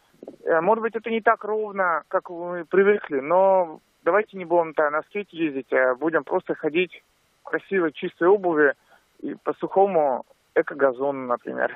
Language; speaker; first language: Russian; native; Russian